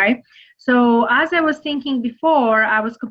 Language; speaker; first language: English; non-native, fluent; Serbian